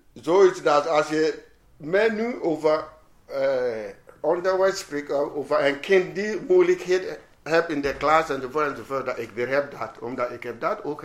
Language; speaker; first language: Dutch; non-native, fluent; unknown